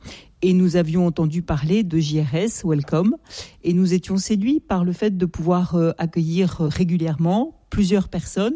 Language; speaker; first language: French; native; French